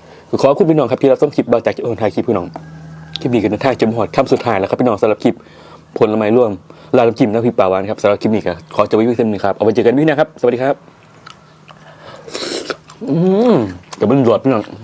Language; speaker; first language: Thai; non-native, local second language; Northeastern Thai